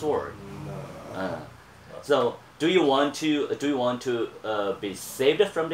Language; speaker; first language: English; non-native, learner; Korean